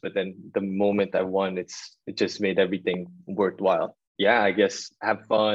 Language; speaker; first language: English; non-native, local second language; Filipino